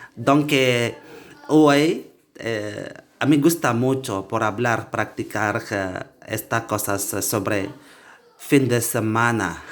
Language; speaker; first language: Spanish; non-native, learner; Indonesian